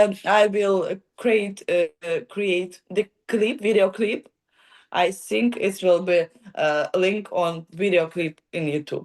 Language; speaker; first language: English; non-native, learner; Ukrainian